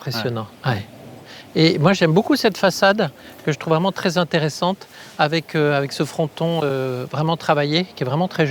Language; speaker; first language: French; native; French